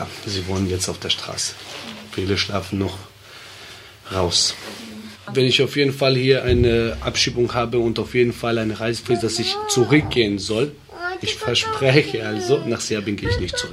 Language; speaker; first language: German; early bilingual, other home language; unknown